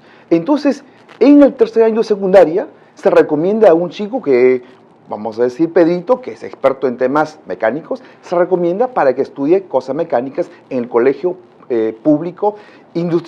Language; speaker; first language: Spanish; non-native, local second language; Shipibo-Conibo